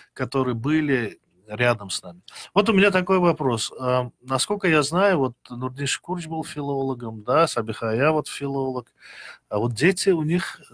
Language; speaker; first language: Russian; non-native, local second language; Uzbek